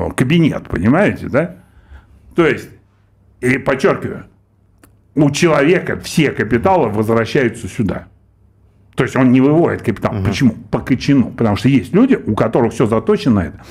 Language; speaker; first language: Russian; native; Russian